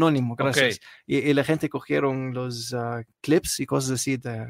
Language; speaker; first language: Spanish; non-native, learner; Arabic